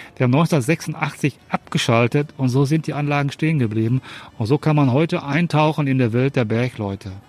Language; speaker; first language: German; native; German